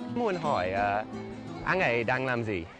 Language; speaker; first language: Vietnamese; non-native, learner; English